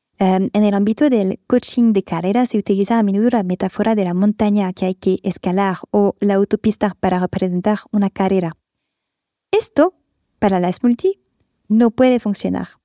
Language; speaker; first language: Spanish; non-native, fluent; French